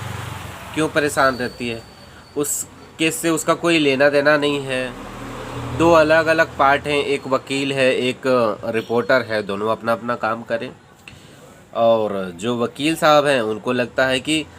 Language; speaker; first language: Hindi; native; Hindi